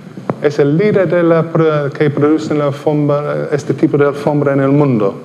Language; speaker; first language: Spanish; non-native, fluent; English